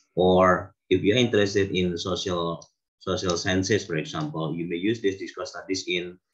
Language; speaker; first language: English; non-native, fluent; Indonesian